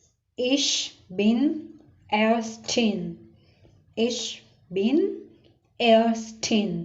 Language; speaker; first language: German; non-native, learner; Urdu